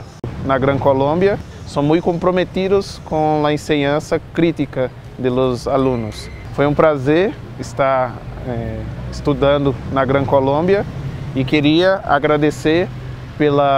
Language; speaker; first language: Spanish; non-native, fluent; Portuguese